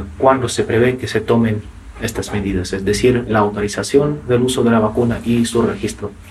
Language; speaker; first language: Spanish; non-native, fluent; Russian